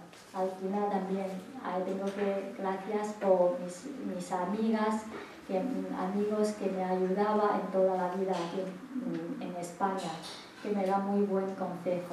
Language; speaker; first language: Spanish; non-native, learner; Chinese